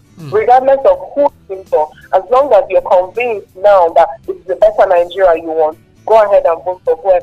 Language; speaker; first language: English; non-native, local second language; Igbo